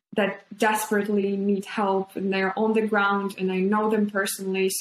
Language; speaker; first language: English; non-native, fluent; Ukrainian